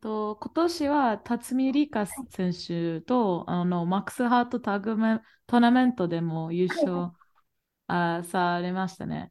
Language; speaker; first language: Japanese; non-native, fluent; English